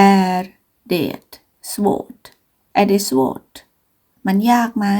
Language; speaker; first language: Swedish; non-native, fluent; Thai